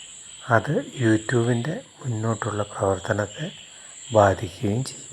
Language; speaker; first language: Malayalam; native; Malayalam